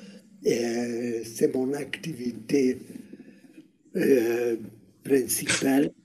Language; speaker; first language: French; non-native, learner; Hungarian